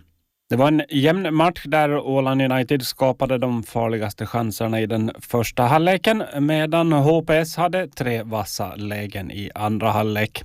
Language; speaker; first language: Swedish; native; Swedish